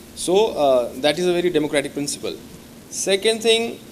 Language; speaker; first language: English; non-native, local second language; Marathi